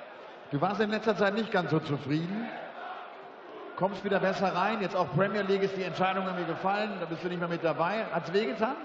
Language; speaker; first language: German; native; German